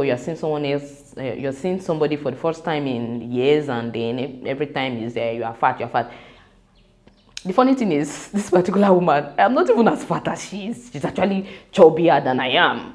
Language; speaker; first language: English; non-native, local second language; Yoruba